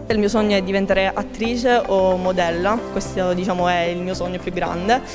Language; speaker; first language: Italian; native; Italian